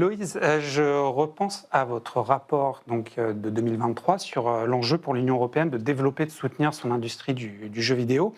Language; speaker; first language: French; native; French